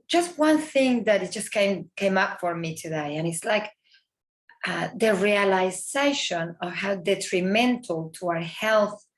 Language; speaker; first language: English; non-native, fluent; Spanish